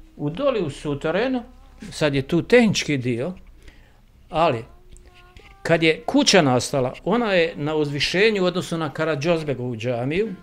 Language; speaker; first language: Croatian; native; Croatian